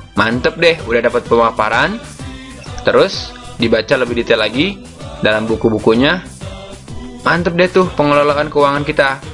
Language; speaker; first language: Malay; native; Malay